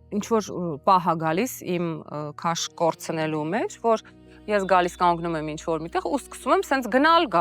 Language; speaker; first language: Armenian; native; Armenian